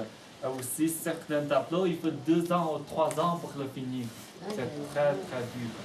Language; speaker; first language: French; non-native, fluent; Chinese